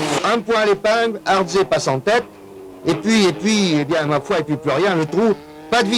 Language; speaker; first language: French; native; French